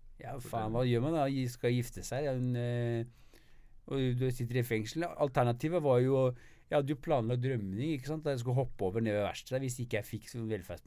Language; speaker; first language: Norwegian; native; Norwegian